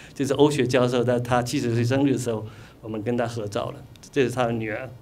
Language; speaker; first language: Chinese; native; Chinese